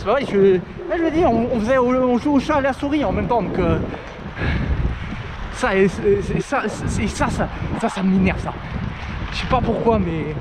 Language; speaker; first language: French; native; French